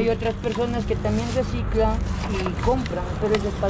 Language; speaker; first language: Spanish; native; Spanish